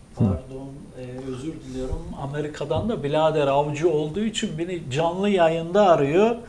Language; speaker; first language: Turkish; native; Turkish